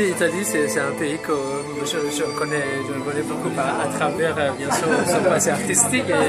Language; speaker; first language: French; non-native, fluent; Persian